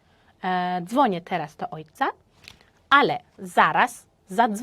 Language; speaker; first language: Polish; non-native, fluent; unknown